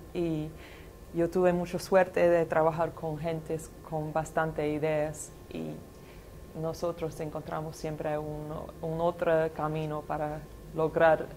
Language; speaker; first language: Spanish; non-native, fluent; English